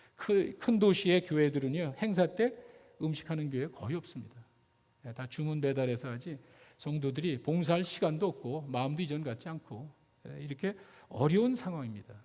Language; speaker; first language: Korean; native; Korean